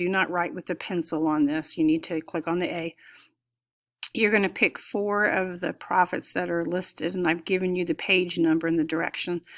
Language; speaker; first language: English; native; English